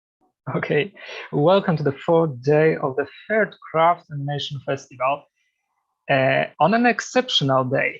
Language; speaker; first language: English; non-native, fluent; Polish